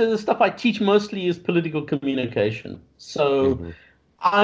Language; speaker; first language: English; native; English